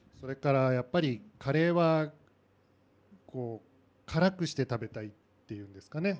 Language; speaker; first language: Japanese; native; Japanese